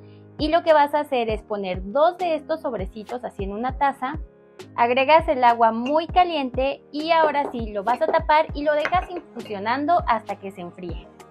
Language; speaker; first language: Spanish; native; Spanish